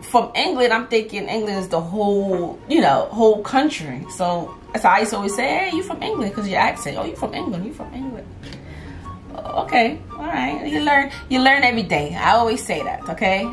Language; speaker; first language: English; native; English